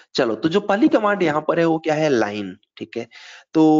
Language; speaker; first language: Hindi; native; Hindi